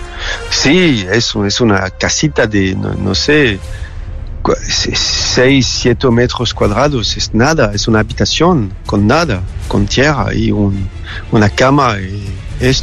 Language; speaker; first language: Spanish; non-native, learner; French